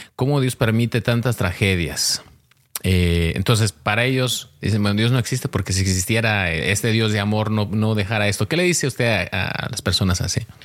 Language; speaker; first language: Spanish; early bilingual, heritage; Spanish